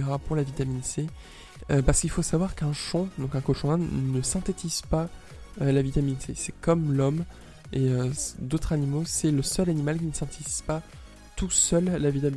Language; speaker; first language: French; native; French